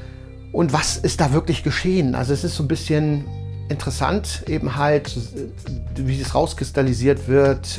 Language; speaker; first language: German; native; German